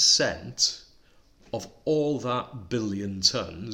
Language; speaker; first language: English; non-native, local second language; Welsh